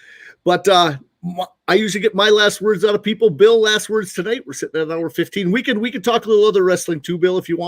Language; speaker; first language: English; native; English